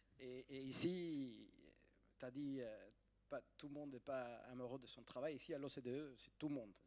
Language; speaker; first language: French; non-native, fluent; Spanish